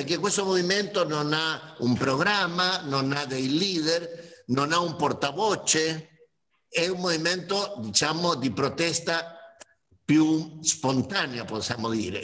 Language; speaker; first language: Italian; non-native, fluent; Spanish